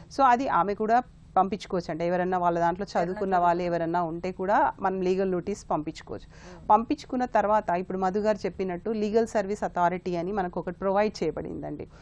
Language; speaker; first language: Telugu; native; Telugu